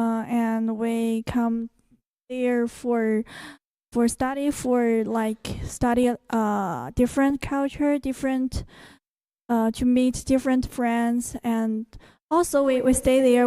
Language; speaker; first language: English; non-native, learner; Chinese